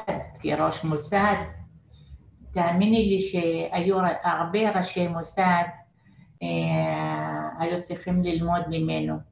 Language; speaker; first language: Hebrew; non-native, fluent; Arabic